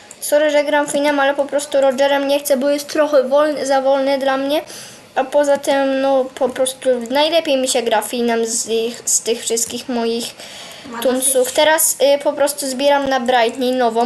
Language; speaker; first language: Polish; native; Polish